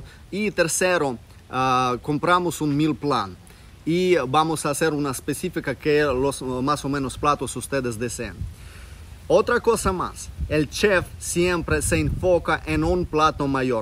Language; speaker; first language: Spanish; non-native, fluent; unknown